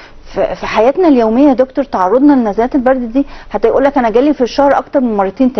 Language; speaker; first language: Arabic; native; Arabic